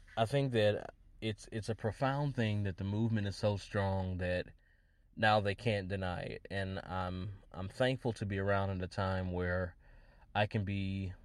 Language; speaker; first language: English; native; English